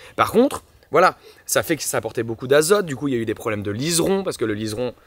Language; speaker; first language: French; native; French